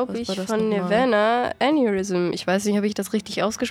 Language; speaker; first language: German; native; German